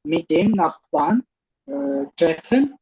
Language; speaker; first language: German; non-native, learner; Hindi